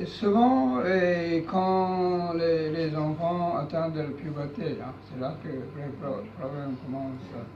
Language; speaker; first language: French; non-native, learner; Japanese